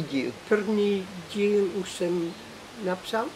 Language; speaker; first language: Czech; non-native, learner; English